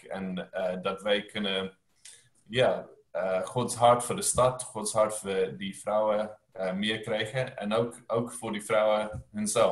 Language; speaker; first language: Dutch; non-native, learner; English